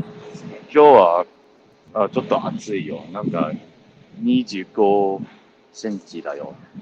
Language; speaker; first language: Japanese; non-native, learner; English